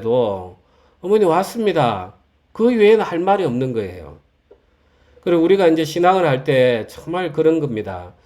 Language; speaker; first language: Korean; native; Korean